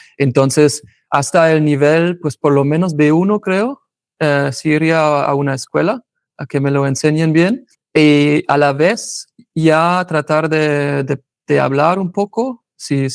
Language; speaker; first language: Spanish; non-native, fluent; German